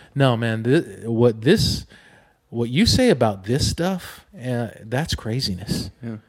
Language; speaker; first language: English; native; English